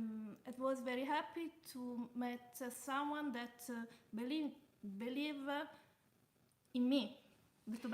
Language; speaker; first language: English; non-native, learner; Italian